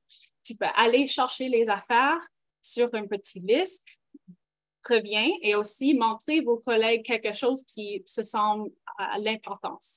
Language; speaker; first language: French; non-native, local second language; English